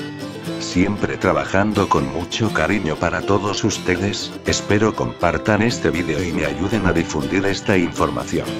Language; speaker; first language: Spanish; native; Spanish